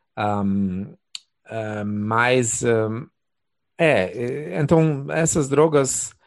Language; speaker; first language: Portuguese; non-native, fluent; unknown